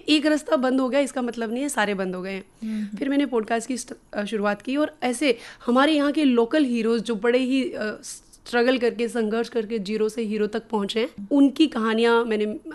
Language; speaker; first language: Hindi; non-native, local second language; Rajasthani